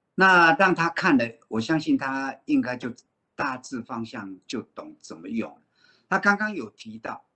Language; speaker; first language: Chinese; native; Chinese